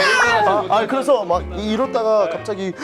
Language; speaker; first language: Korean; non-native, fluent; English